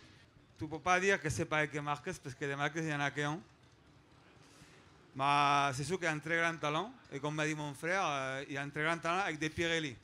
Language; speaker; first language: French; non-native, fluent; Spanish